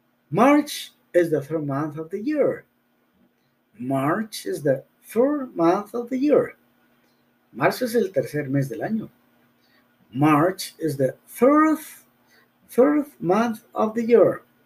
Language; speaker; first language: English; non-native, learner; Spanish